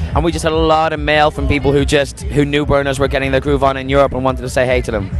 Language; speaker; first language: English; native; English